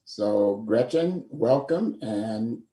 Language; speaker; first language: English; native; English